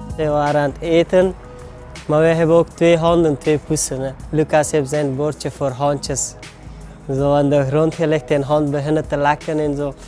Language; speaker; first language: Dutch; non-native, fluent; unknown